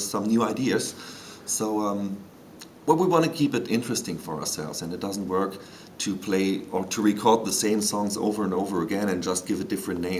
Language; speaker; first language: English; non-native, fluent; German